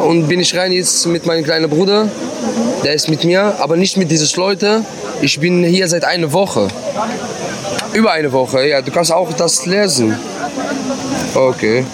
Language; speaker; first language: German; non-native, learner; Arabic